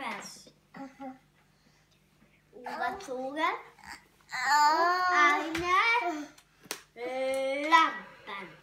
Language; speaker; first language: German; non-native, learner; Hungarian